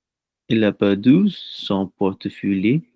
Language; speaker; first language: French; non-native, learner; Punjabi